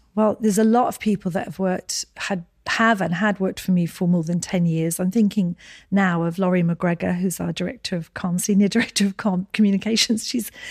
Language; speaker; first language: English; native; English